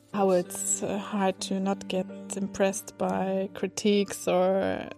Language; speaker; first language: English; non-native, fluent; Swedish